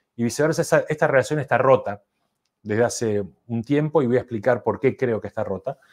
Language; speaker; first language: Spanish; native; Spanish